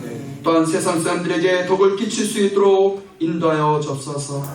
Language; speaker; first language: Korean; native; Korean